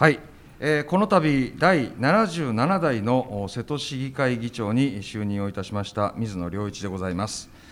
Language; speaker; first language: Japanese; native; Japanese